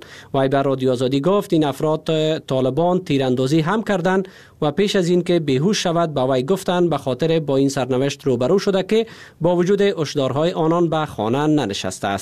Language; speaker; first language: Persian; native; Persian